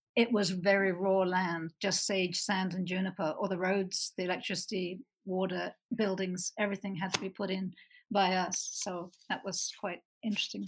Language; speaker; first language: English; native; English